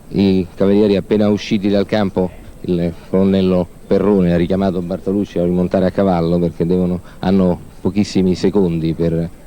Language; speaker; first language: Italian; native; Italian